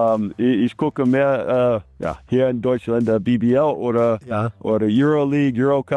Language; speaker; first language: German; non-native, fluent; English